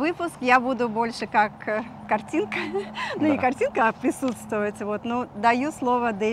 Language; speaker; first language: Russian; native; Russian